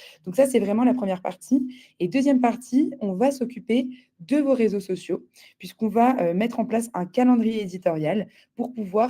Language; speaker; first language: French; native; French